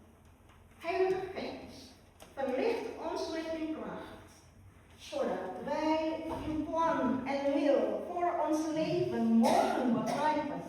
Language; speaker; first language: Dutch; early bilingual, other home language; Malay